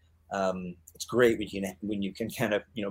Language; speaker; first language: English; native; English